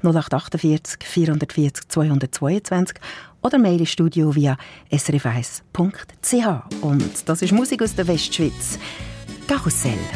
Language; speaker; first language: German; native; German